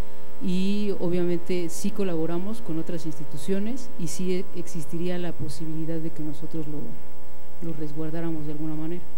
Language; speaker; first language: Spanish; native; Spanish